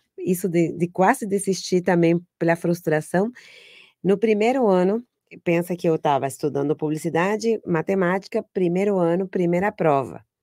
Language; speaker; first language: Portuguese; non-native, fluent; Spanish